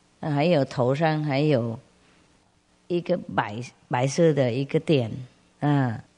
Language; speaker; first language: Chinese; non-native, fluent; Vietnamese